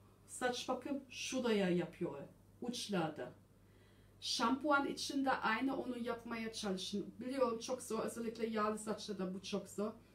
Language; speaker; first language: Turkish; early bilingual, heritage; German